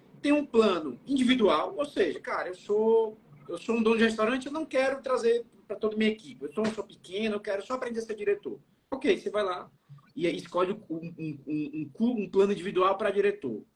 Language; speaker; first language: Portuguese; native; Portuguese